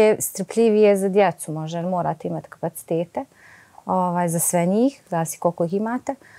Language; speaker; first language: Croatian; native; Croatian